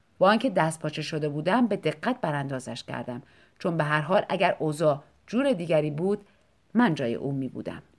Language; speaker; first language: Persian; native; Persian